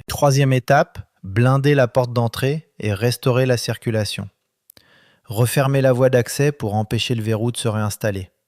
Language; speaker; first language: French; native; French